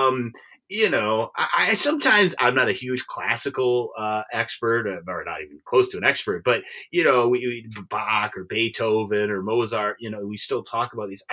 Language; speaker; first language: English; native; English